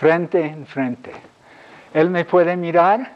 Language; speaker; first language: Spanish; non-native, fluent; English